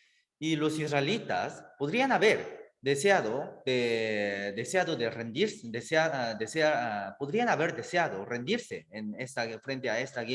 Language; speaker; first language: Spanish; native; Spanish